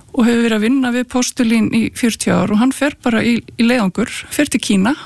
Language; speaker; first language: Icelandic; native; Icelandic